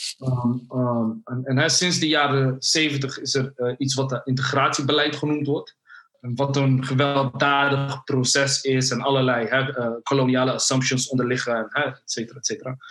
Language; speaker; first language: Dutch; early bilingual, other home language; Somali